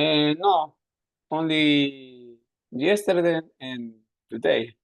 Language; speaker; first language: English; non-native, learner; Spanish